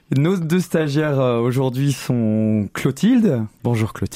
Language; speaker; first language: French; native; French